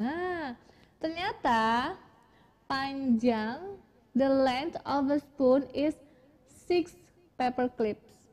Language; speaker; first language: English; non-native, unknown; Indonesian